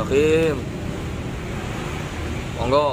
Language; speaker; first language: Indonesian; non-native, local second language; Javanese